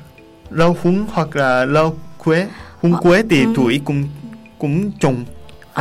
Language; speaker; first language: Vietnamese; non-native, learner; Japanese